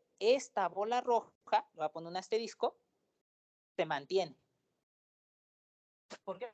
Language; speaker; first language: Spanish; native; Spanish